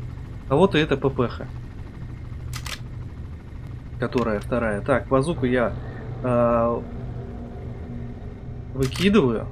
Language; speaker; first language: Russian; native; Russian